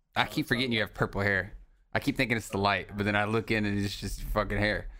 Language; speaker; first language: English; native; English